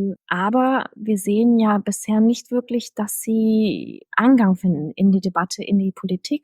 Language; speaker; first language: German; native; German